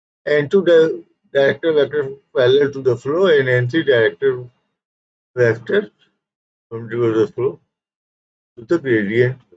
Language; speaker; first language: English; non-native, local second language; Hindi